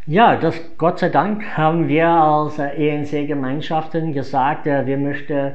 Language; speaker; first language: German; non-native, fluent; English